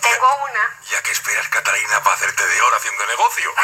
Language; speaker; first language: Spanish; native; Spanish